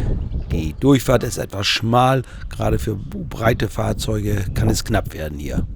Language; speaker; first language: German; native; German